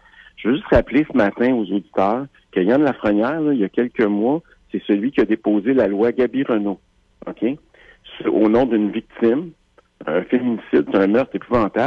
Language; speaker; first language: French; native; French